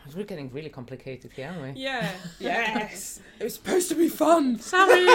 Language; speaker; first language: English; non-native, fluent; Spanish